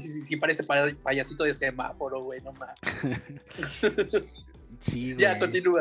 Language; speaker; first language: Spanish; native; Spanish